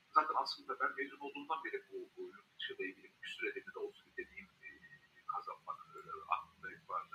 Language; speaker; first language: Turkish; native; Turkish